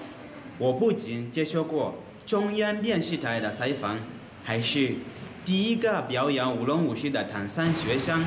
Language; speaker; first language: Chinese; non-native, learner; Swahili